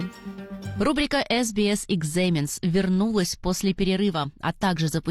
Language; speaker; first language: Russian; native; Russian